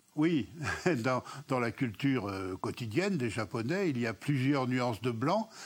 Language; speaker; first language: French; native; French